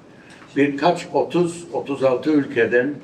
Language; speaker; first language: Turkish; early bilingual, heritage; Turkish